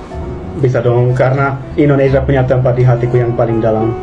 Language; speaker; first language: Indonesian; non-native, fluent; Hungarian